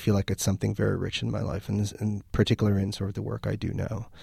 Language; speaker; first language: English; early bilingual, other home language; Armenian